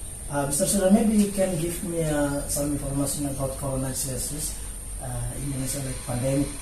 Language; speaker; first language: English; non-native, learner; Indonesian